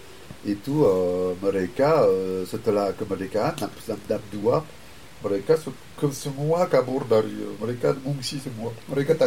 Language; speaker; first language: Indonesian; non-native, fluent; French